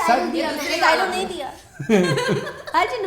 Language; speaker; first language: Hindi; non-native, learner; English